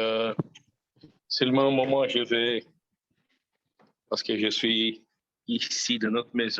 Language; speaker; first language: French; non-native, learner; Portuguese